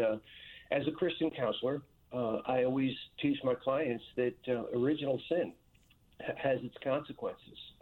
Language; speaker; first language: English; native; English